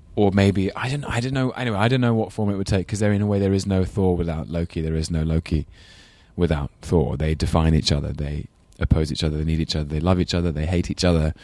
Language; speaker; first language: English; native; English